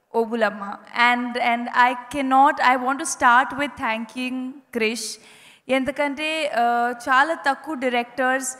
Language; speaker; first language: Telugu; non-native, local second language; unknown